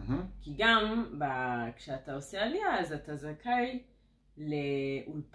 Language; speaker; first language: Hebrew; non-native, fluent; French